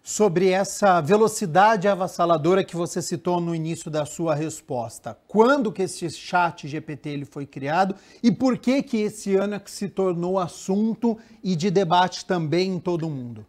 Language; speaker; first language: Portuguese; native; Portuguese